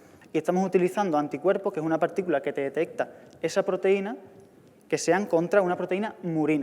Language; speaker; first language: Spanish; native; Spanish